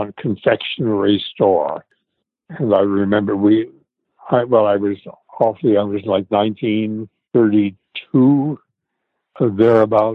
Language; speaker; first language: English; native; English